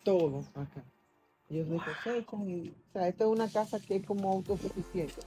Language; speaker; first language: Spanish; native; Spanish